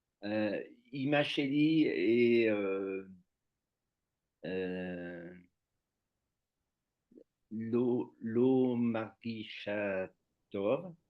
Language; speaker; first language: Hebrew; non-native, learner; French